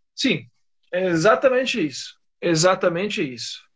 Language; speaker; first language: Portuguese; non-native, fluent; Italian